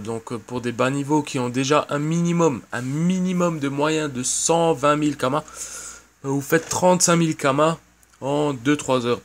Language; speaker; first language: French; native; French